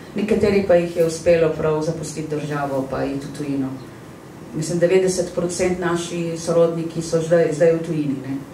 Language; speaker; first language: Slovenian; non-native, fluent; Arabic